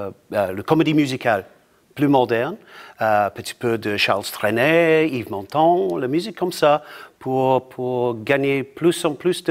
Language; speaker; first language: French; non-native, learner; English